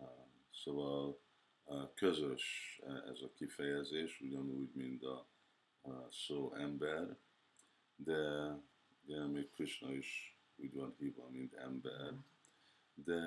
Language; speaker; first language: Hungarian; early bilingual, heritage; Hungarian